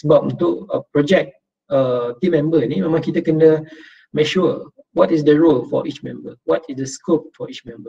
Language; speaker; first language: English; non-native, local second language; Malay